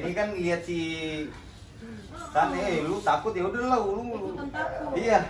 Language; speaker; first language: Indonesian; native; Indonesian